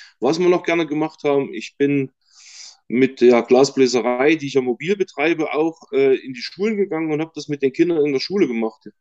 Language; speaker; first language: German; native; German